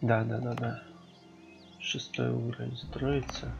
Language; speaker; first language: Russian; native; Russian